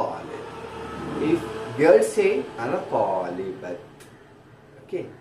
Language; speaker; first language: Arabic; non-native, fluent; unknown